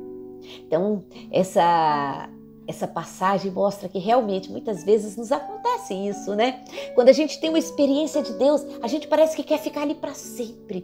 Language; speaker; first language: Portuguese; native; Portuguese